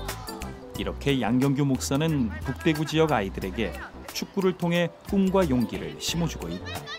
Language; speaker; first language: Korean; native; Korean